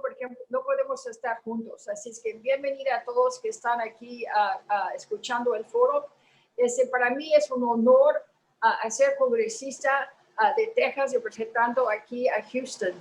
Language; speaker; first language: Spanish; early bilingual, heritage; Spanish